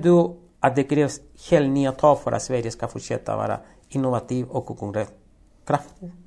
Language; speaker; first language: Swedish; non-native, fluent; Spanish